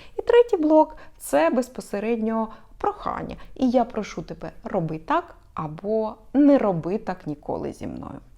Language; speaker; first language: Ukrainian; non-native, local second language; Russian